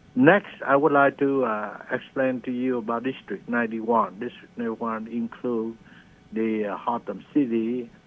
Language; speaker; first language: English; non-native, learner; Vietnamese